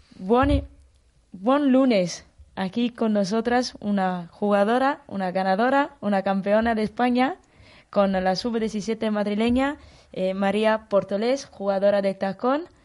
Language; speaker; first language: Spanish; non-native, fluent; Italian